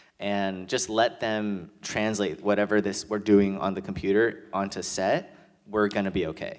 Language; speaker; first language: English; native; English